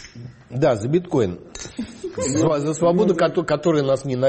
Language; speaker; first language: Russian; native; Russian